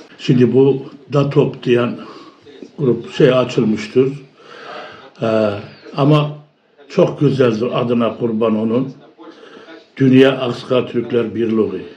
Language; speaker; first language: Turkish; early bilingual, heritage; Turkish